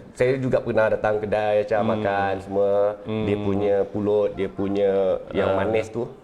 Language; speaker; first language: Malay; native; Malay